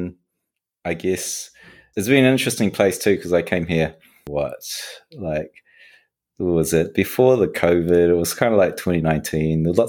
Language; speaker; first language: English; native; English